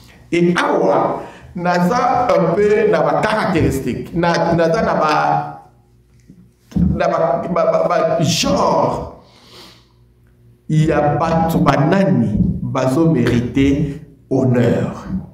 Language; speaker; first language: French; non-native, local second language; Lingala